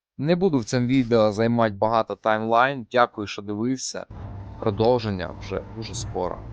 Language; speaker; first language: Ukrainian; non-native, local second language; Russian